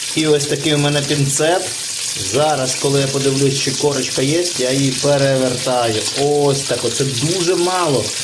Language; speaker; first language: Ukrainian; native; Ukrainian